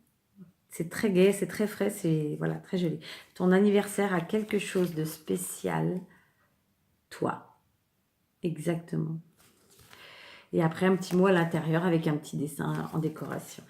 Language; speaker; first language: French; native; French